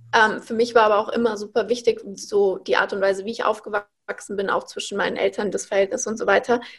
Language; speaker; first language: German; native; German